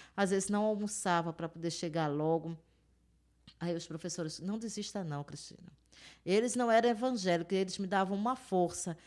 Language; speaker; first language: Portuguese; native; Portuguese